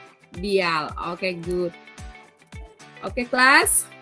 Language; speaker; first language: English; non-native, learner; Indonesian